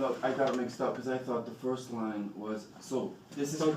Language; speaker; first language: English; native; English